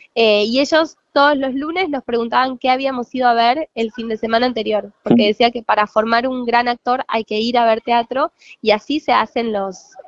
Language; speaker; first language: Spanish; native; Spanish